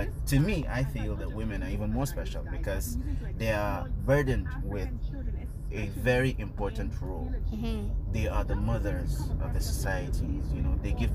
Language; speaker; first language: English; non-native, local second language; Hausa